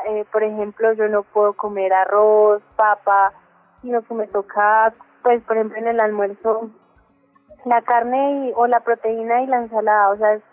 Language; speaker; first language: Spanish; native; Spanish